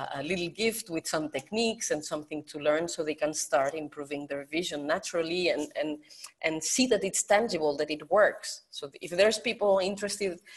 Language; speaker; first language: English; non-native, fluent; Spanish